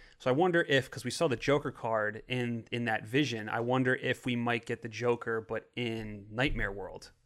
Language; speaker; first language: English; native; English